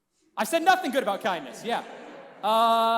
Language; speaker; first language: English; native; English